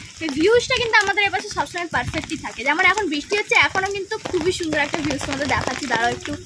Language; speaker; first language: Bangla; non-native, local second language; Santali